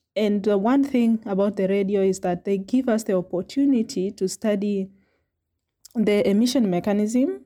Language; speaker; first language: English; non-native, local second language; Kamba